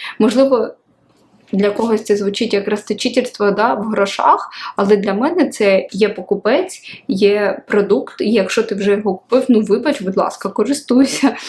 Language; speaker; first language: Ukrainian; non-native, local second language; Russian